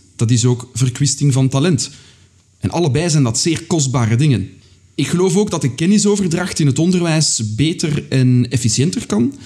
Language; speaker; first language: Dutch; native; Dutch